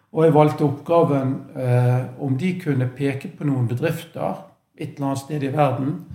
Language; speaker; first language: Norwegian; native; Norwegian